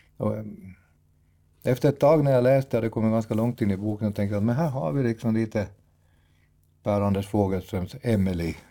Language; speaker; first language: Swedish; native; Swedish